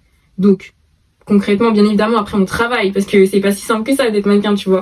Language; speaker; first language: French; native; French